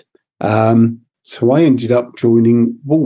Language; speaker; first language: English; native; English